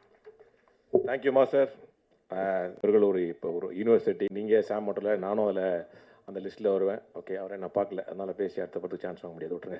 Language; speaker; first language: Tamil; native; Tamil